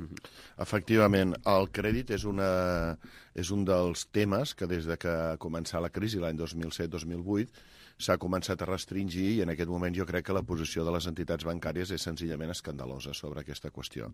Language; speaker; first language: Catalan; native; Catalan